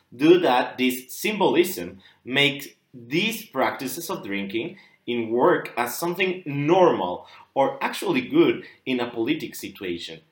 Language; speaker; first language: English; non-native, fluent; Spanish